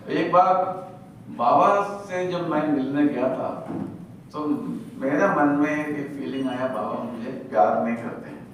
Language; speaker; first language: Hindi; non-native, local second language; Malayalam